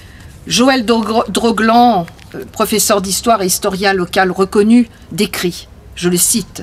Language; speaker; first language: French; native; French